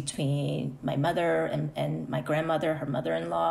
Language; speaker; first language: English; early bilingual, other home language; Korean